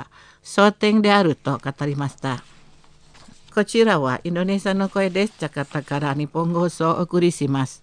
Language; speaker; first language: Japanese; non-native, learner; Indonesian